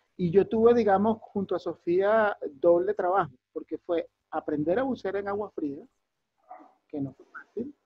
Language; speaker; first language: Spanish; native; Spanish